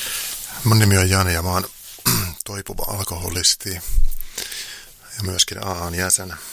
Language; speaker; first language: Finnish; native; Finnish